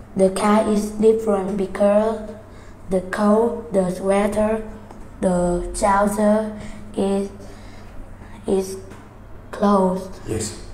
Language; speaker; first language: English; non-native, learner; Vietnamese